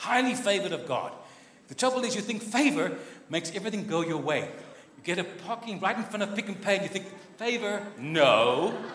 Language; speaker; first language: English; non-native, local second language; Afrikaans